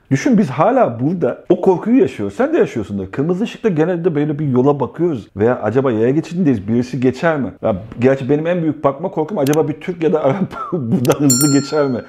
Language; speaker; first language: Turkish; native; Turkish